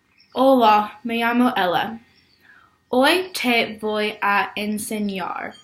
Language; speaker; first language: Spanish; non-native, learner; English